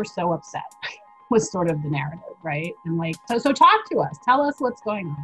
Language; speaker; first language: English; native; English